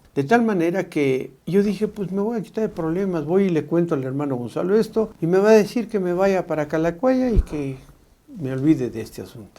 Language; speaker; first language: Spanish; native; Spanish